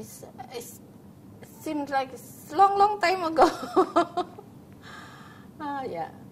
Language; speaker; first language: English; non-native, learner; Indonesian